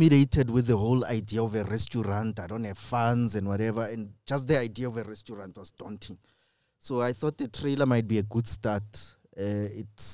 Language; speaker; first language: English; non-native, local second language; Tswana